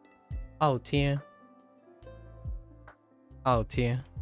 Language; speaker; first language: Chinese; non-native, learner; English